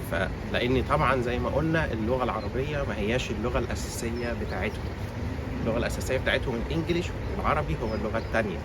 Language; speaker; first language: Arabic; native; Arabic